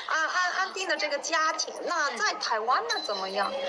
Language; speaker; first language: Chinese; non-native, fluent; Korean